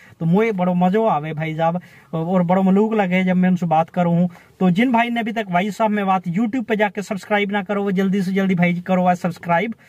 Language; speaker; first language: Hindi; native; Hindi